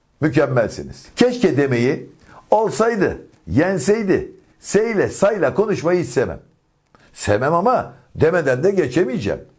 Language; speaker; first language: Turkish; native; Turkish